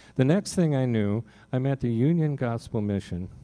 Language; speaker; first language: English; native; English